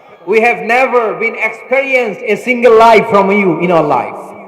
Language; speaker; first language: English; non-native, local second language; Bangla